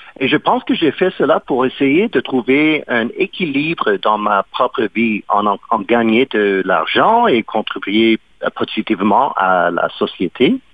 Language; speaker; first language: French; non-native, fluent; English